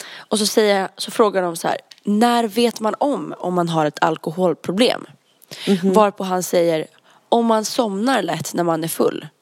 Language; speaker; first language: Swedish; native; Swedish